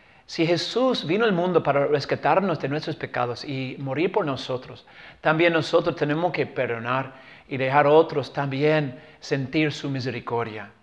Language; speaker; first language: Spanish; non-native, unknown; English